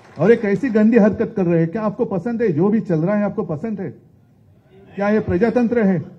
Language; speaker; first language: Hindi; non-native, local second language; Marathi